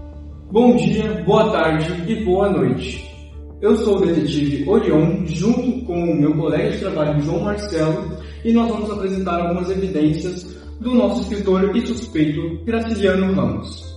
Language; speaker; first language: Portuguese; native; Portuguese